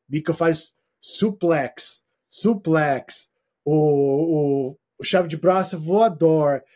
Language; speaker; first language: Portuguese; non-native, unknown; English